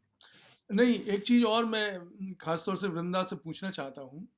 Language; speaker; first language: Hindi; native; Hindi